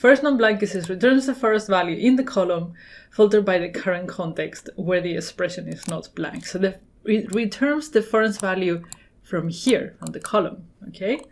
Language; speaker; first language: English; non-native, fluent; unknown